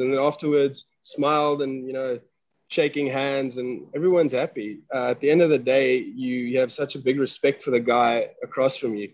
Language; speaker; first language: English; non-native, local second language; Afrikaans